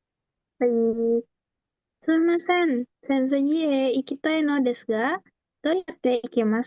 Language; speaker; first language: Japanese; non-native, learner; Indonesian